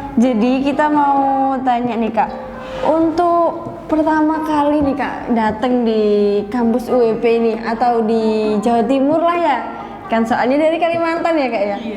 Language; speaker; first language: Indonesian; native; Indonesian